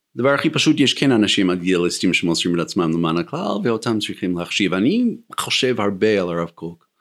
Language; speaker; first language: Hebrew; non-native, fluent; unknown